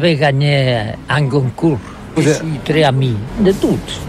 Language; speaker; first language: French; non-native, learner; Catalan